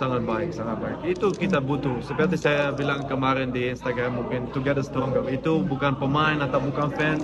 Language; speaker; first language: Indonesian; non-native, fluent; Dutch